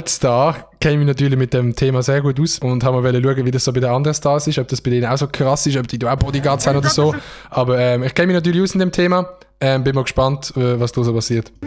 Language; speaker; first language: German; native; German